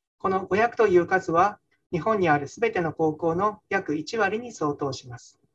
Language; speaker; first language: Japanese; native; Japanese